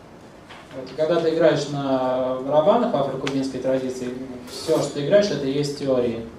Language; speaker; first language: Russian; native; Russian